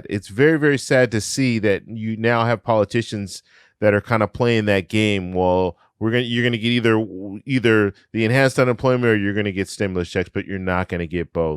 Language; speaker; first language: English; native; English